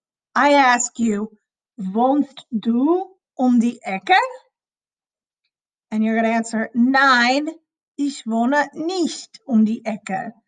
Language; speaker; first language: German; non-native, fluent; English